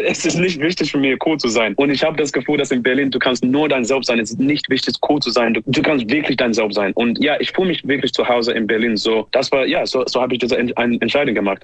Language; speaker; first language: German; non-native, fluent; English